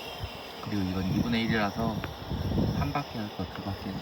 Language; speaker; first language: Korean; native; Korean